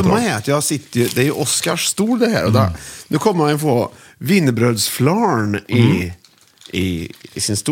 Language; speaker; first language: Swedish; native; Swedish